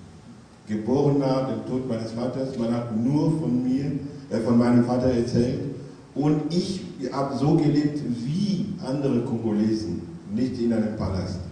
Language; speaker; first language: German; non-native, fluent; French